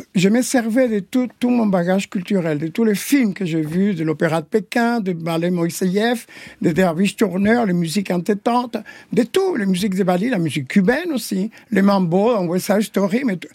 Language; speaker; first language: French; non-native, fluent; Spanish